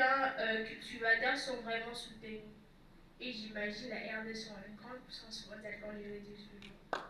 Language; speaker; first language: French; non-native, local second language; Lingala